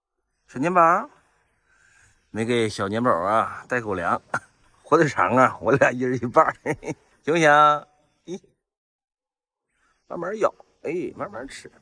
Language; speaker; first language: Chinese; native; Chinese